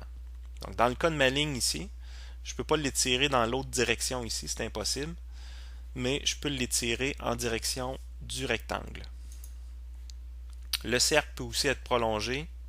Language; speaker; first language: French; native; French